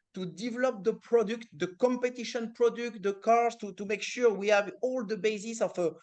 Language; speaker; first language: English; non-native, fluent; French